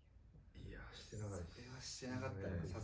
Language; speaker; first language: Japanese; native; Japanese